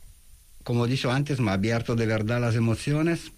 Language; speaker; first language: Spanish; non-native, fluent; Italian